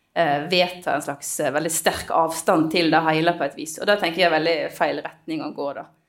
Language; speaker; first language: Norwegian; native; Norwegian